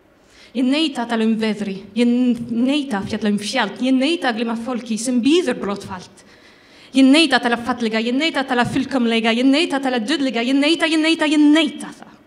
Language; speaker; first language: Icelandic; non-native, learner; French